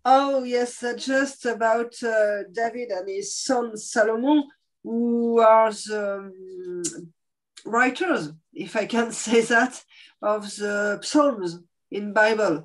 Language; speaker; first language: English; non-native, fluent; French